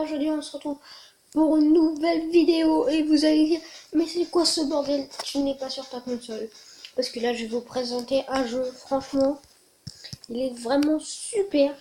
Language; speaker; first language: French; native; French